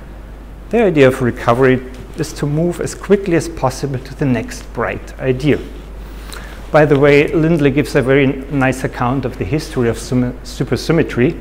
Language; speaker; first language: English; non-native, fluent; German